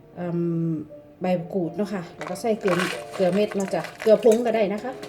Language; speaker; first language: Thai; non-native, local second language; Northeastern Thai